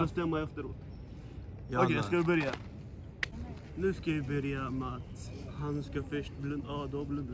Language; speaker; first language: Swedish; early bilingual, other home language; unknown